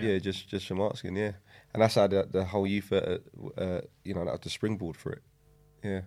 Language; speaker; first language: English; native; English